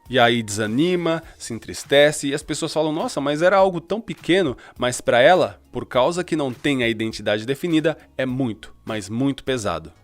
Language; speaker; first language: Portuguese; early bilingual, other home language; Spanish